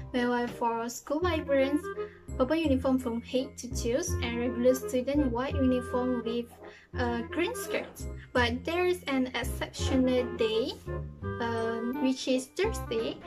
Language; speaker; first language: English; non-native, local second language; Malay